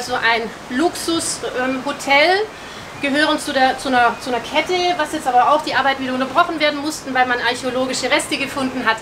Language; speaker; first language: German; native; German